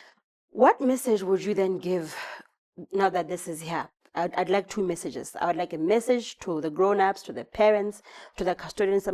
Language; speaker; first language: English; non-native, local second language; Southern Sotho